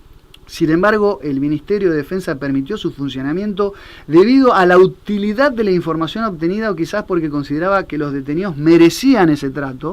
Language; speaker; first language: Spanish; native; Spanish